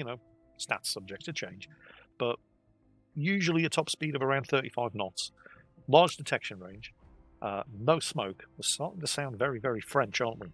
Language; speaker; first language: English; native; English